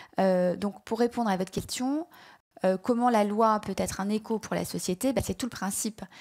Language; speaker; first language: French; native; French